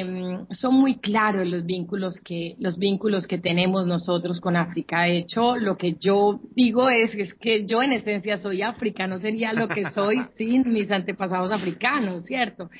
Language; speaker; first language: Spanish; native; Spanish